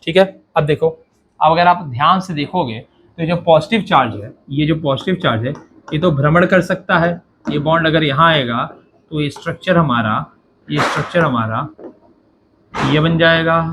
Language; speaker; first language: Hindi; native; Hindi